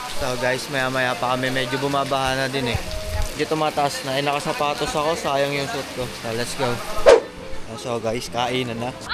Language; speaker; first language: Filipino; native; Filipino